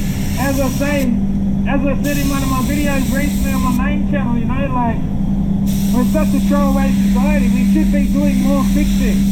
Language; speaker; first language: English; native; English